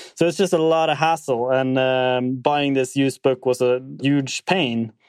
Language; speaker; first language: English; non-native, fluent; Norwegian